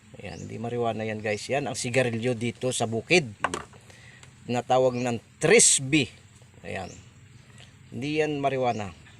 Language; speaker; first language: Filipino; non-native, local second language; Cebuano